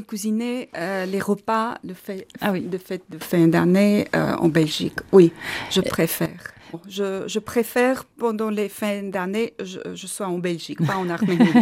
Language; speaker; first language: French; non-native, learner; Armenian